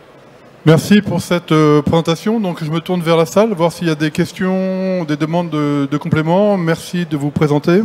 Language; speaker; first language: French; native; French